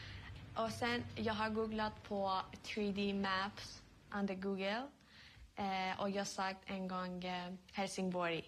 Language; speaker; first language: Swedish; non-native, learner; Persian